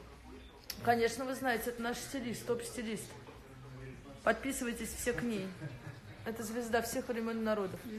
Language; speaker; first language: Russian; native; Russian